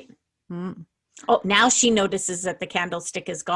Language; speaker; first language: English; native; English